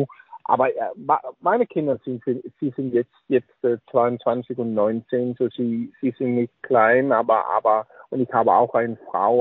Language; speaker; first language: German; non-native, learner; Danish